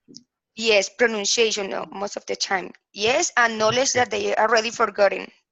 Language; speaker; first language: English; non-native, learner; Spanish